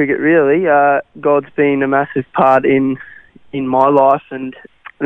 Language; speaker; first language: English; non-native, local second language; Afrikaans